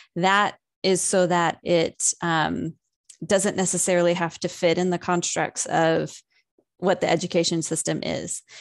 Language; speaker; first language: English; native; English